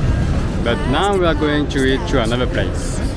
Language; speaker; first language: English; non-native, fluent; French